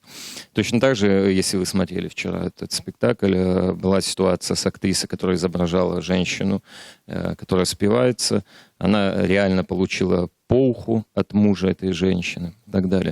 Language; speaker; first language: Russian; native; Russian